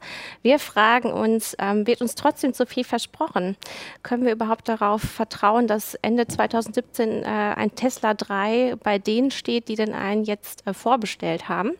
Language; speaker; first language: German; native; German